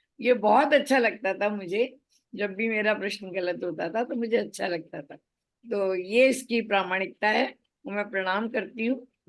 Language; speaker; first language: Hindi; native; Hindi